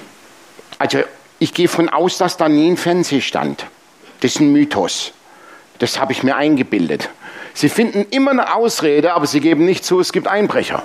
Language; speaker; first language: German; native; German